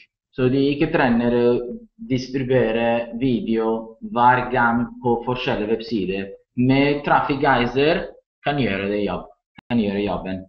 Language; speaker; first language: Norwegian; non-native, learner; Italian